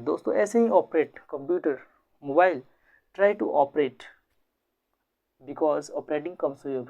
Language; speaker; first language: Hindi; native; Hindi